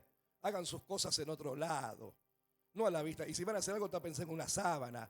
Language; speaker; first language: Spanish; native; Spanish